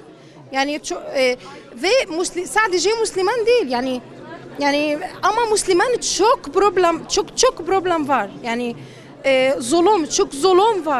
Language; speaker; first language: Turkish; non-native, learner; Arabic